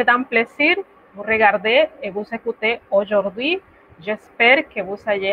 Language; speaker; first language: French; non-native, fluent; Spanish